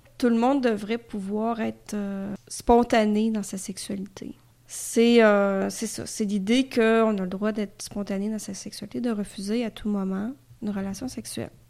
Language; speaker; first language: French; native; French